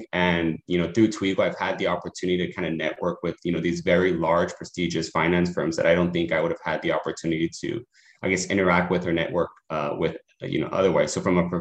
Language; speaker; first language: English; native; English